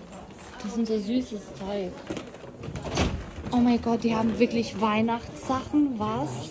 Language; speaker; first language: German; non-native, learner; Lithuanian